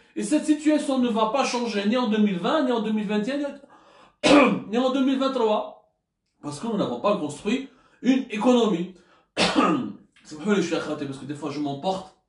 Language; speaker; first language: French; non-native, local second language; Arabic